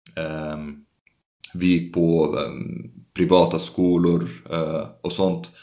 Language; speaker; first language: Swedish; non-native, fluent; Arabic